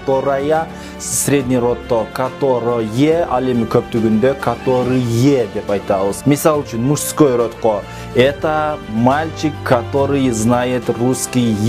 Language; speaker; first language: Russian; non-native, local second language; Kyrgyz